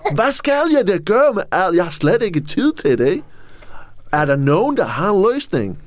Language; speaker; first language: Danish; non-native, fluent; English